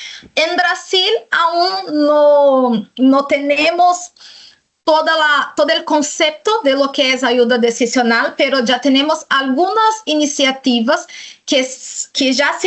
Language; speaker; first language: Spanish; non-native, fluent; Portuguese